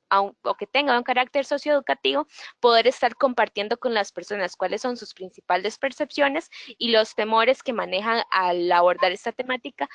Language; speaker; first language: Spanish; native; Spanish